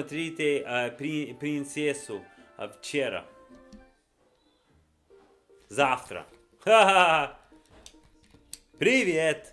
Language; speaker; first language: Russian; non-native, learner; English